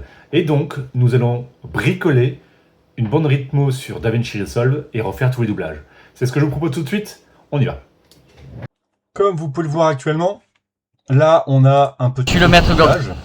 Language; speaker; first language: French; native; French